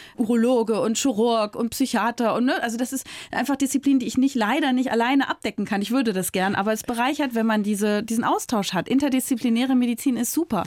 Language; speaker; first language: German; native; German